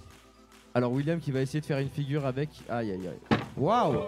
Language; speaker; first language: French; native; French